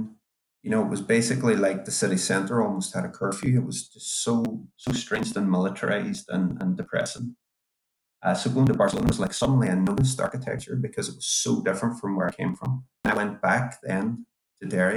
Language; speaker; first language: English; native; English